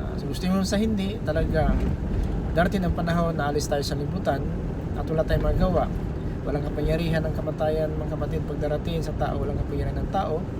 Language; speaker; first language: Filipino; non-native, local second language; Cebuano